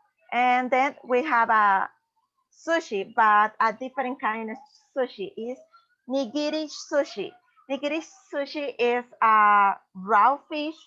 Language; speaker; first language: English; non-native, learner; Spanish